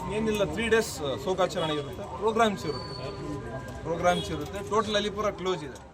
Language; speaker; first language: Kannada; non-native, local second language; Urdu